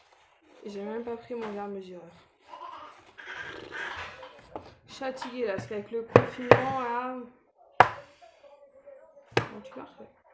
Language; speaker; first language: French; native; French